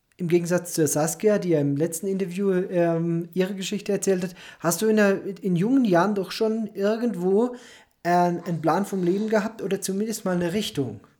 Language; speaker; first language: German; native; German